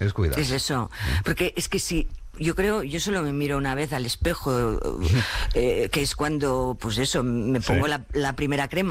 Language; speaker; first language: Spanish; native; Spanish